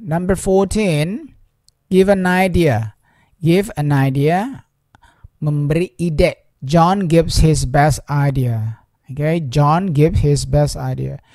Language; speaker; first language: English; non-native, fluent; Indonesian